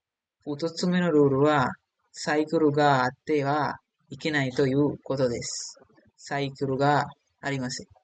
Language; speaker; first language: Japanese; non-native, learner; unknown